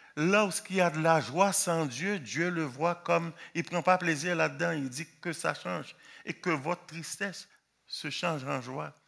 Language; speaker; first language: French; non-native, local second language; Haitian Creole